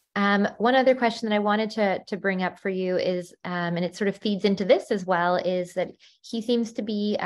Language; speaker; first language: English; early bilingual, other home language; Ukrainian